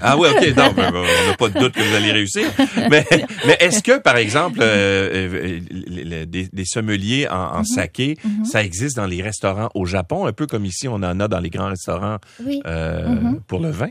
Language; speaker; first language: French; native; French